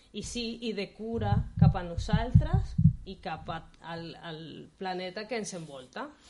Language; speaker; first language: Catalan; non-native, fluent; Spanish